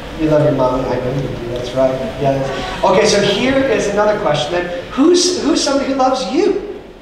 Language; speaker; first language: English; native; English